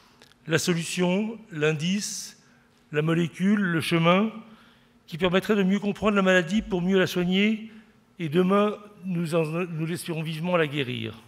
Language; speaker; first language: French; native; French